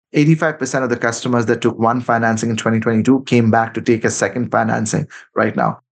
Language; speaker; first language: English; non-native, local second language; Bangla